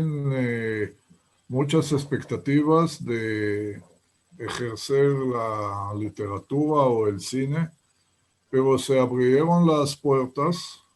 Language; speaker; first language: Spanish; non-native, fluent; Hebrew